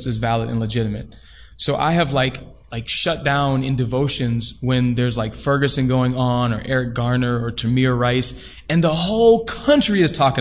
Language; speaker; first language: English; native; English